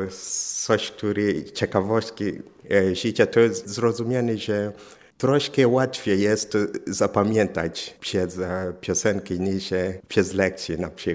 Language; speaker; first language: Polish; non-native, learner; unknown